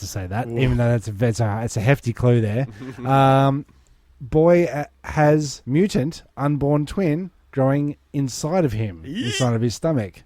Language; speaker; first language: English; native; English